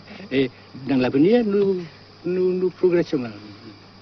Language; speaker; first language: French; non-native, local second language; Vietnamese